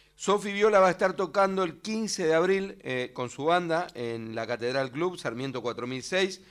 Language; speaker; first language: Spanish; native; Spanish